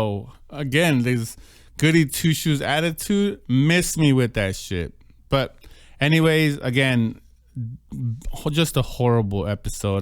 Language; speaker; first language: English; native; English